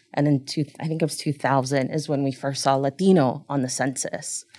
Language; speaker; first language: English; early bilingual, other home language; Spanish